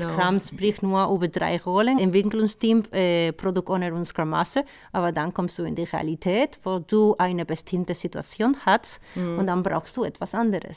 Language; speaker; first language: German; non-native, fluent; Spanish